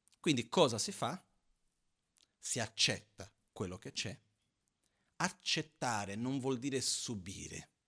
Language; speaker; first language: Italian; non-native, fluent; Portuguese